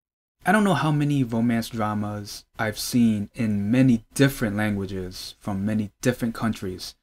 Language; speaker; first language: English; native; English